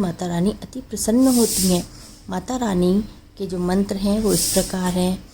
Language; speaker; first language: Hindi; native; Hindi